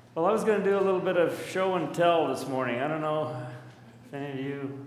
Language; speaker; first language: English; native; English